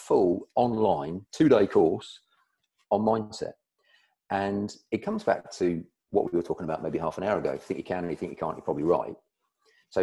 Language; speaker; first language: English; native; English